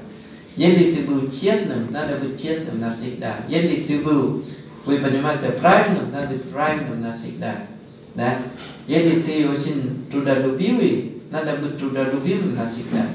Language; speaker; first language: Russian; non-native, learner; Thai